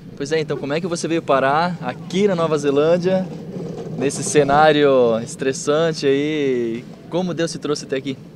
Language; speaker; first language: Portuguese; native; Portuguese